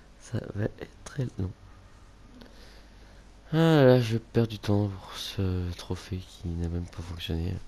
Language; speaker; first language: French; native; French